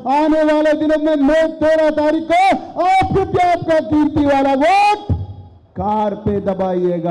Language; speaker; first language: Hindi; non-native, local second language; Telugu